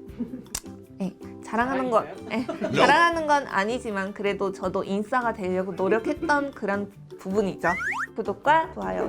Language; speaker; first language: Korean; non-native, fluent; Mongolian